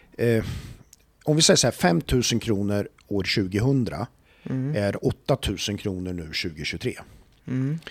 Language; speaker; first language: Swedish; native; Swedish